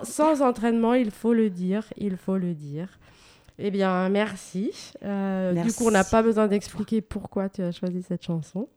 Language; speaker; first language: French; native; French